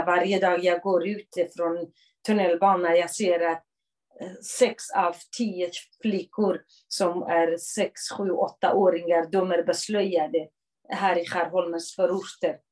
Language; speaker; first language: Swedish; non-native, fluent; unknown